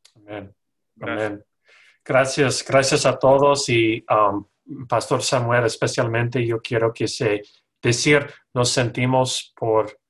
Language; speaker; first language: Spanish; non-native, learner; English